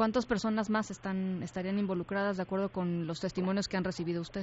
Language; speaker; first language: Spanish; native; Spanish